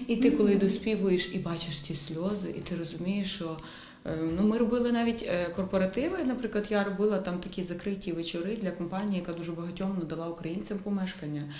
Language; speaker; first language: Ukrainian; native; Ukrainian